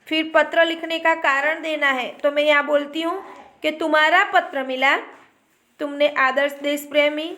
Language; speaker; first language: Hindi; non-native, local second language; Gujarati